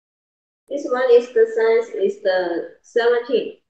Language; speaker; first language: English; non-native, learner; Chinese